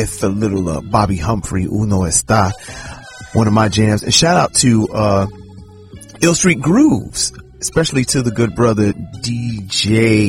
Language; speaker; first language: English; native; English